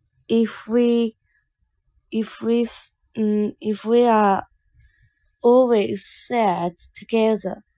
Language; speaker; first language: English; non-native, learner; Chinese